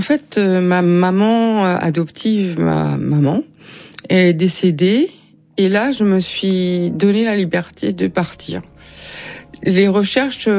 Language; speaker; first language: French; native; French